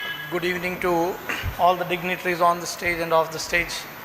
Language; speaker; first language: English; non-native, local second language; Malayalam